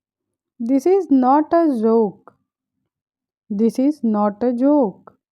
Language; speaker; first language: English; non-native, fluent; Hindi